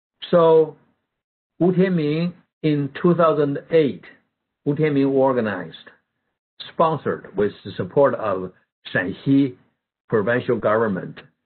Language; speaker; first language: English; non-native, fluent; Chinese